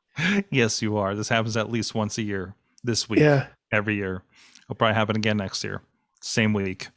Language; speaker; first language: English; native; English